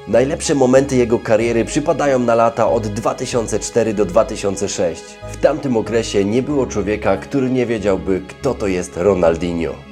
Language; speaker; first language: Polish; native; Polish